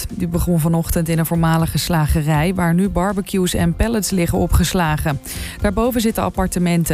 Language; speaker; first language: Dutch; native; Dutch